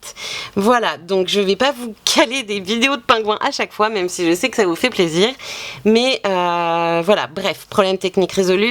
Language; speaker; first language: French; native; French